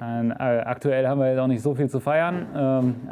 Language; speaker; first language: German; native; German